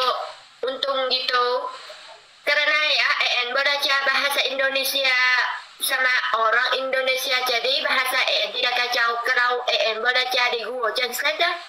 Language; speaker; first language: Indonesian; non-native, learner; Vietnamese